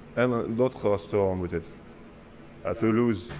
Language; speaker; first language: French; non-native, learner; Arabic